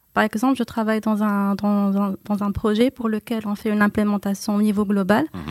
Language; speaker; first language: French; non-native, local second language; Arabic